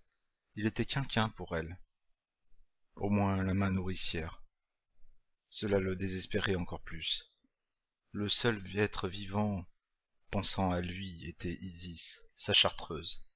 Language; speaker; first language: French; native; French